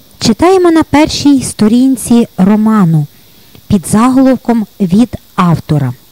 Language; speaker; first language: Ukrainian; native; Ukrainian